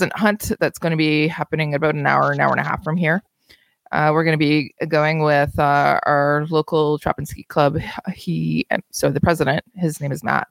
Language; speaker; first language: English; native; English